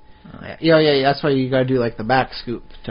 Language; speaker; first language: English; native; English